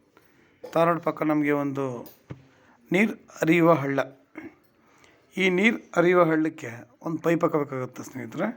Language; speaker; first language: Kannada; native; Kannada